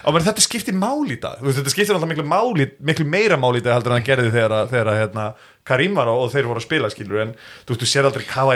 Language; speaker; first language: Icelandic; native; Icelandic